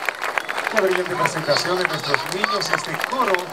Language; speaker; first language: Spanish; native; Spanish